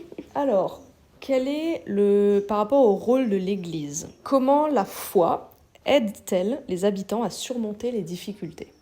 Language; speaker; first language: French; native; French